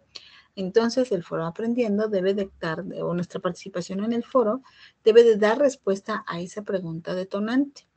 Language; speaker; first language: Spanish; native; Spanish